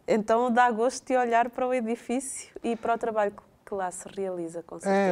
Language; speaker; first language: Portuguese; native; Portuguese